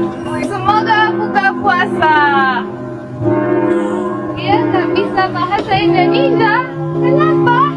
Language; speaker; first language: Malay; non-native, fluent; Japanese